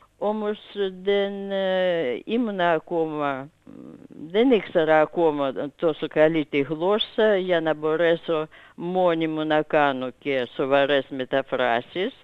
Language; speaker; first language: Greek; non-native, fluent; Russian